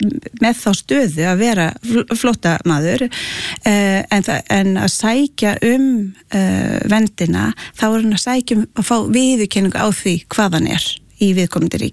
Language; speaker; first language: Icelandic; native; Icelandic